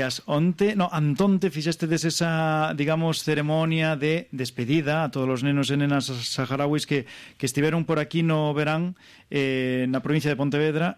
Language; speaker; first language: Spanish; native; Spanish